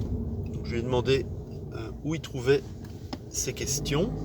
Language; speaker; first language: French; native; French